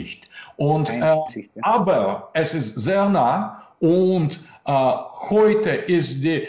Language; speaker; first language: German; non-native, learner; Russian